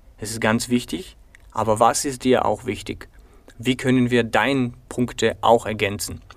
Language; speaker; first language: German; non-native, fluent; Bulgarian